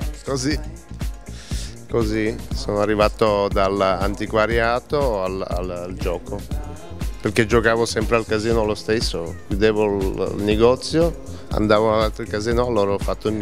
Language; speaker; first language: Italian; non-native, fluent; Russian